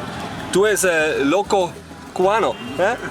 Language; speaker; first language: Spanish; non-native, learner; German